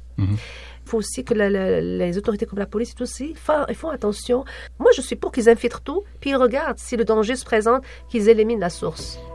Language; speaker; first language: French; non-native, local second language; Arabic